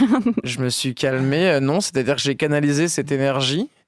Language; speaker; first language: French; native; French